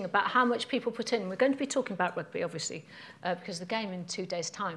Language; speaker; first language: English; native; English